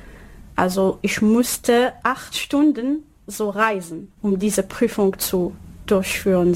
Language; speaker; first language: German; non-native, learner; Arabic